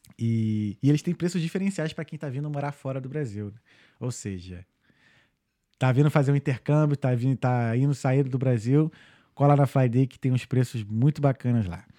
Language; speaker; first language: Portuguese; native; Portuguese